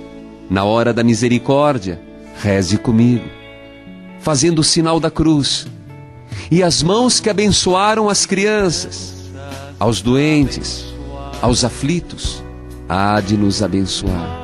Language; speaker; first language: Portuguese; native; Portuguese